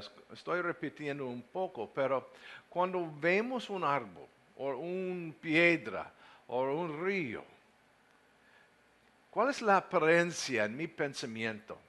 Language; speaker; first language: Spanish; non-native, learner; English